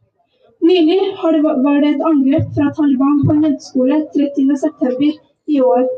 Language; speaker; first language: Norwegian; early bilingual, other home language; Persian